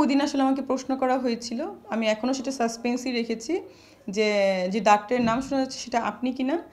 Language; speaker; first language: Bangla; native; Bangla